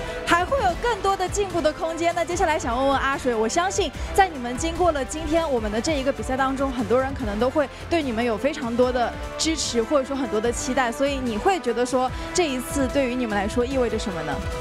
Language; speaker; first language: Chinese; native; Chinese